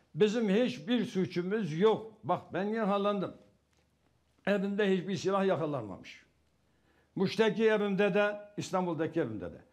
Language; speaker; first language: Turkish; non-native, local second language; Kurdish